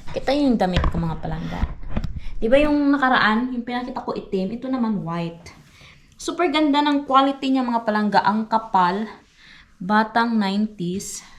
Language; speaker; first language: Filipino; non-native, local second language; Hiligaynon